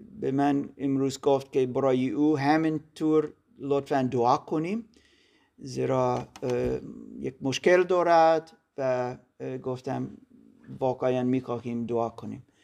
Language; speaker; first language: Persian; non-native, learner; German